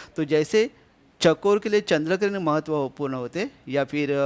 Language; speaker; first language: Hindi; non-native, local second language; Marathi